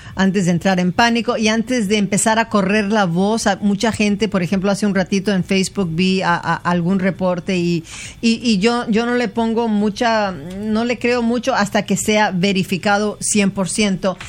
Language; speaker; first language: Spanish; native; Spanish